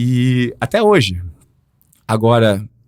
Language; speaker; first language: Portuguese; early bilingual, heritage; Portuguese